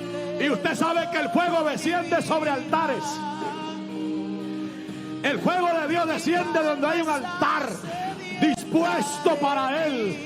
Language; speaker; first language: Spanish; native; Spanish